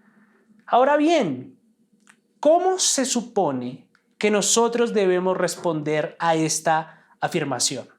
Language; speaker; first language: Spanish; native; Spanish